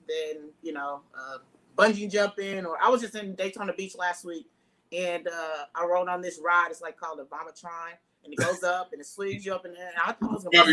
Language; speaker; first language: English; native; English